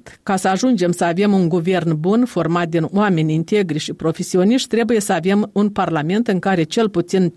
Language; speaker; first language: Romanian; native; Romanian